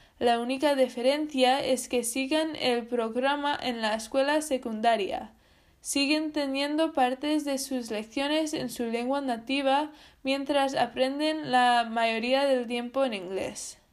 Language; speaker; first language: Spanish; non-native, fluent; English